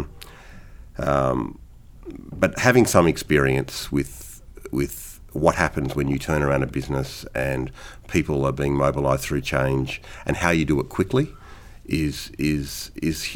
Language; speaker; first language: English; native; English